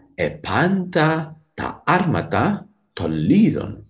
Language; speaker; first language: Greek; non-native, learner; English